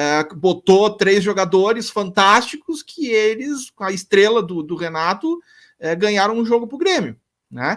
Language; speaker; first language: Portuguese; native; Portuguese